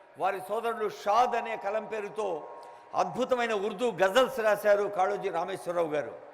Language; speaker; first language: Telugu; native; Telugu